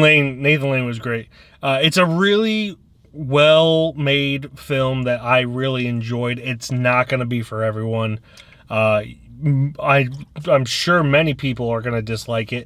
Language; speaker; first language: English; native; English